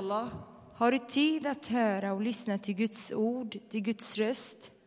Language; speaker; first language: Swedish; non-native, fluent; Arabic